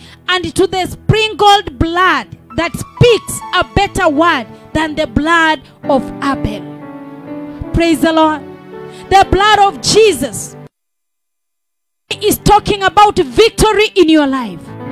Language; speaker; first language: English; non-native, local second language; Swahili